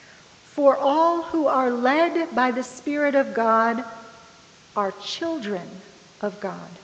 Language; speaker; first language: English; native; English